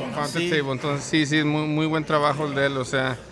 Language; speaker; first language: Spanish; native; Spanish